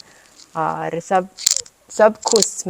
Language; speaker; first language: Hindi; non-native, learner; Italian